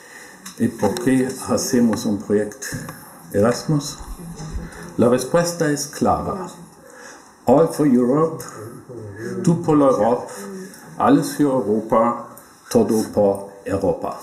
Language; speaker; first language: Spanish; non-native, learner; German